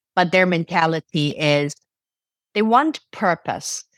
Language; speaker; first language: English; non-native, fluent; Arabic